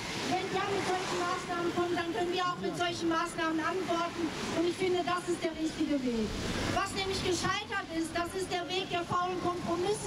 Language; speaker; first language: German; native; German